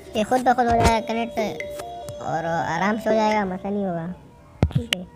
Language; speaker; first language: Urdu; non-native, local second language; Punjabi